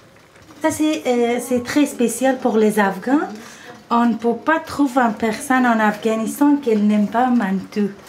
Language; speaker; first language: French; non-native, learner; Persian